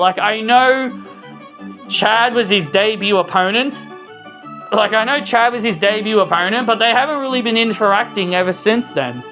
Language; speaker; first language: English; native; English